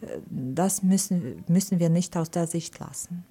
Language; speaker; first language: German; non-native, fluent; Ukrainian